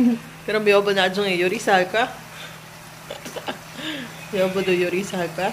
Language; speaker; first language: Korean; non-native, learner; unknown